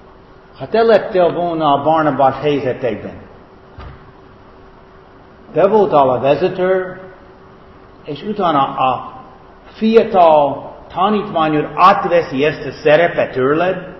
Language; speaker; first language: Hungarian; non-native, fluent; English